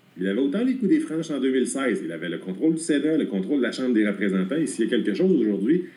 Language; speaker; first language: French; native; French